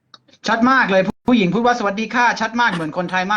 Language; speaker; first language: Thai; non-native, fluent; English